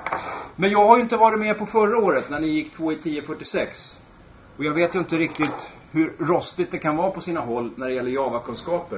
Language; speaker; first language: Swedish; native; Swedish